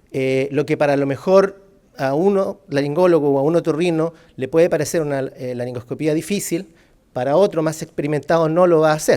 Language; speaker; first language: Spanish; native; Spanish